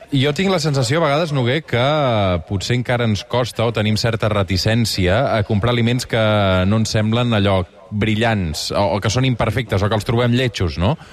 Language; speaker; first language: Catalan; native; Catalan